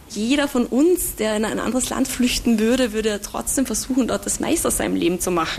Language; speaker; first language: German; native; German